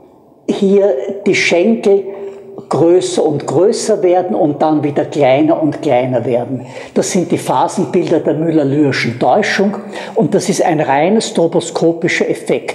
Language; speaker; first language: German; native; German